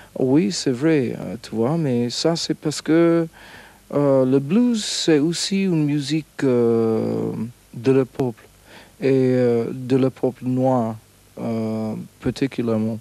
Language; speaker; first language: French; non-native, learner; English